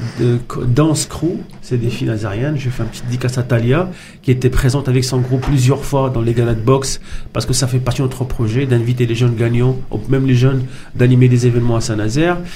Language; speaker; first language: French; non-native, local second language; Arabic